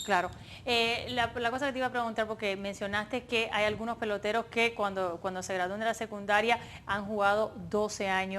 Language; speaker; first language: Spanish; early bilingual, other home language; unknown